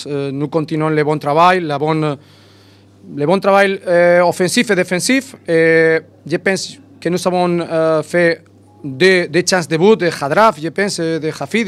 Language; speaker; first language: French; non-native, learner; Spanish